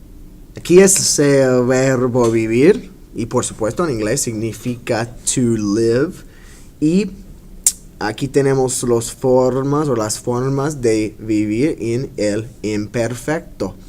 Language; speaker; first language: Spanish; non-native, fluent; English